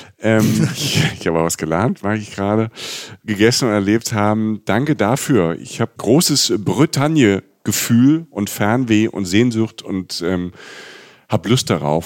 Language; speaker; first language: German; native; German